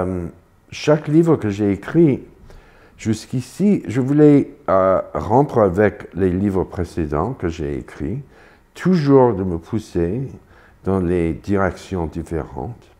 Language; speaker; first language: French; non-native, fluent; English